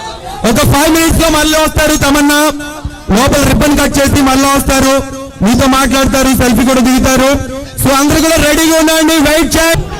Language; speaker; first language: Telugu; native; Telugu